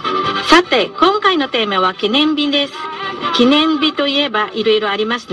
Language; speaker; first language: Japanese; non-native, fluent; Filipino